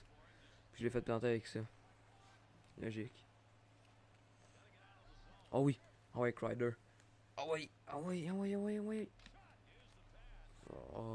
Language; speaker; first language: French; native; French